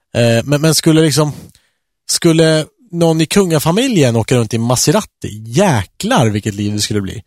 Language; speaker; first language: Swedish; native; Swedish